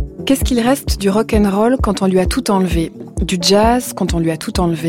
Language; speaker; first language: French; native; French